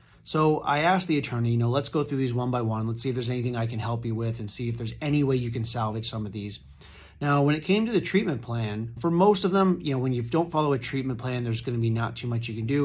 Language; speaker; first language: English; native; English